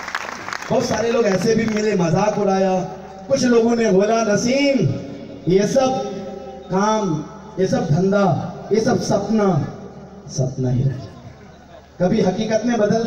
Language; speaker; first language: Hindi; native; Hindi